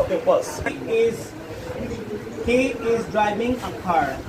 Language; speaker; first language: English; non-native, fluent; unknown